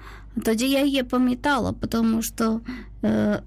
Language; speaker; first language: Ukrainian; non-native, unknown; Malayalam